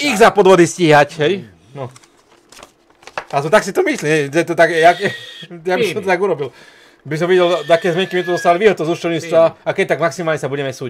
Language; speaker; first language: Slovak; native; Slovak